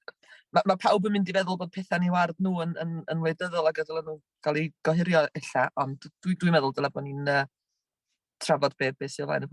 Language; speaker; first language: Welsh; native; Welsh